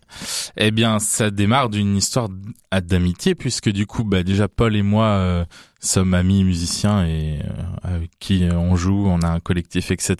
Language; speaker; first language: French; native; French